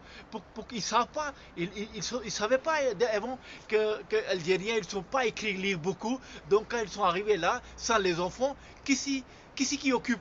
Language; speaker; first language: French; non-native, fluent; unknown